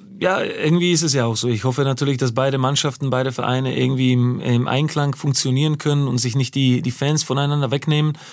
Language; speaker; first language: German; non-native, fluent; Slovak